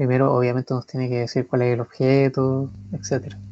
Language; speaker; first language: Spanish; native; Spanish